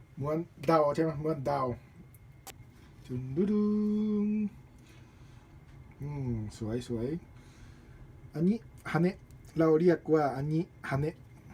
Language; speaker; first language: Thai; non-native, learner; Japanese